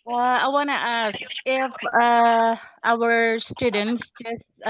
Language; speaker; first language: English; non-native, learner; Indonesian